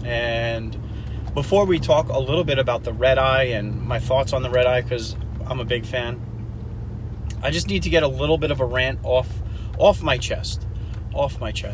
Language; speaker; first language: English; native; English